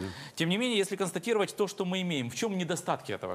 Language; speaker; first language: Ukrainian; native; Ukrainian